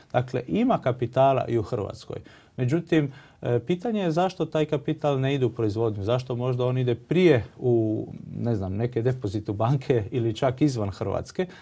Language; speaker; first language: Croatian; early bilingual, heritage; Croatian